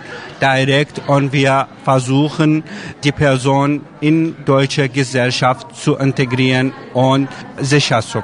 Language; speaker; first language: German; non-native, learner; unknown